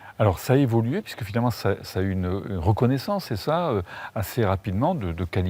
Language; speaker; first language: French; native; French